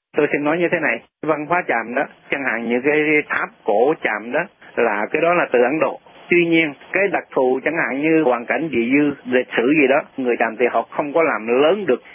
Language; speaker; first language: Vietnamese; non-native, local second language; Eastern Cham